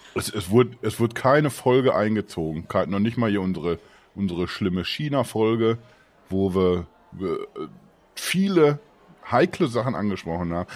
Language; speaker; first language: German; native; German